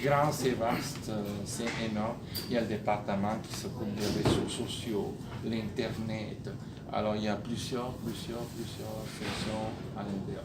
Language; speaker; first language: French; native; French